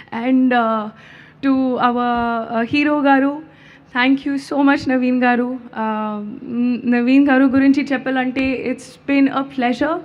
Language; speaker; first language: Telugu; non-native, learner; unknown